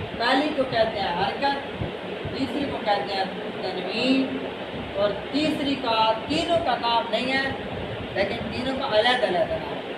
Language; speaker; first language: Urdu; native; Urdu